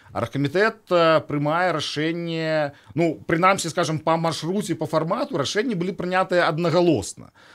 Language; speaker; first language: Belarusian; native; Belarusian